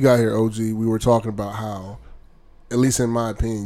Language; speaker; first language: English; native; English